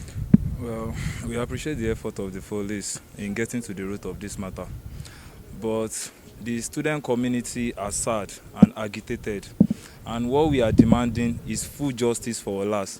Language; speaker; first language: English; non-native, local second language; Yoruba